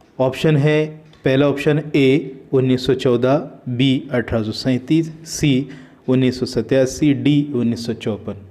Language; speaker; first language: Hindi; native; Hindi